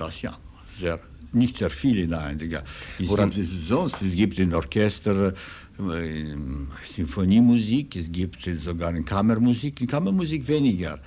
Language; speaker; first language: German; non-native, fluent; Russian